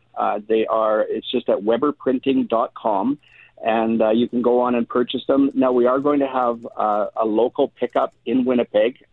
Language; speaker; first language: English; native; English